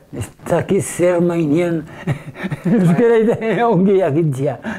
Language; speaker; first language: Basque; native; Basque